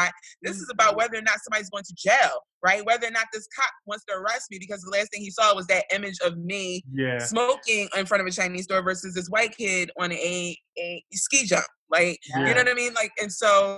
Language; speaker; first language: English; native; English